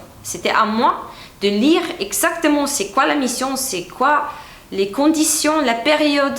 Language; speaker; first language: French; non-native, fluent; Romanian